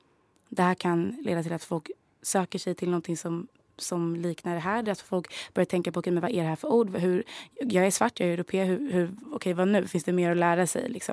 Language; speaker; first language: Swedish; native; Swedish